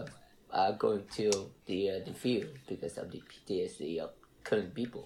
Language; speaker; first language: English; non-native, fluent; Vietnamese